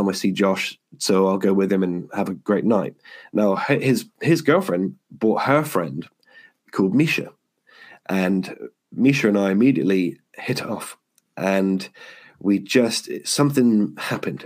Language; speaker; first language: English; native; English